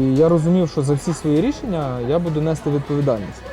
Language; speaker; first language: Ukrainian; native; Ukrainian